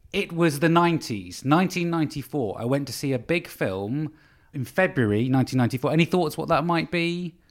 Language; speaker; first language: English; native; English